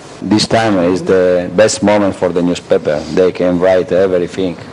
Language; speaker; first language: English; non-native, learner; Italian